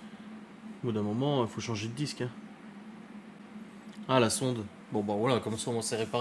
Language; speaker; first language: French; native; French